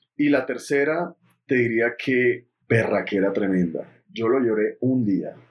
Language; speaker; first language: Spanish; native; Spanish